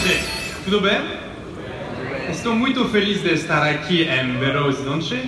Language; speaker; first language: Portuguese; non-native, learner; French